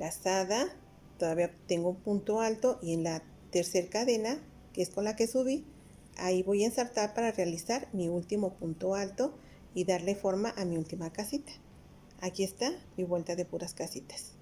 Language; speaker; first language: Spanish; native; Spanish